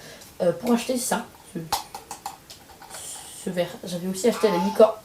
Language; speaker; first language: French; native; French